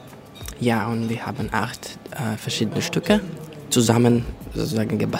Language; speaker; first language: German; non-native, fluent; Russian